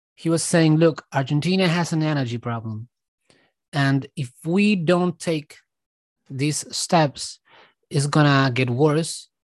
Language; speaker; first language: English; non-native, fluent; Spanish